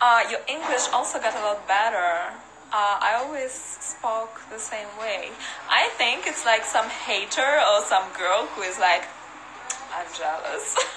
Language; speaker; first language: English; non-native, fluent; Russian